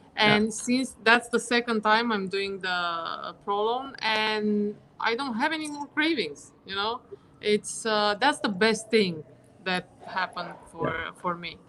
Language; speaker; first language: English; non-native, fluent; Romanian